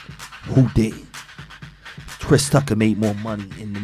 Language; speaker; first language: English; native; English